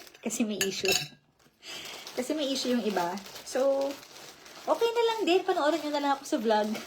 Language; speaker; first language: Filipino; native; Filipino